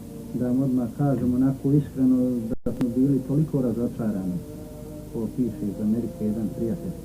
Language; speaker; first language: Bosnian; native; Bosnian